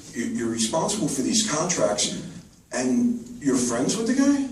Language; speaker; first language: English; native; English